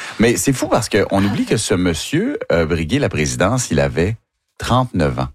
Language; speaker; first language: French; native; French